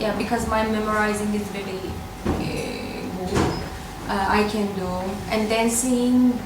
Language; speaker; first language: English; non-native, learner; Turkish